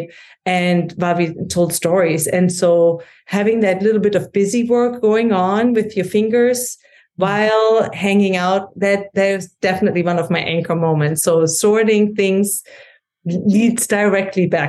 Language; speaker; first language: English; non-native, fluent; German